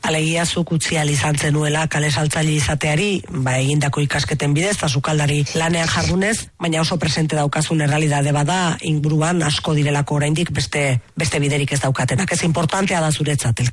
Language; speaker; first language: Basque; native; Basque